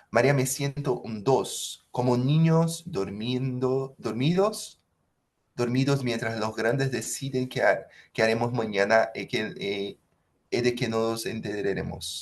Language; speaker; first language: Spanish; non-native, fluent; Portuguese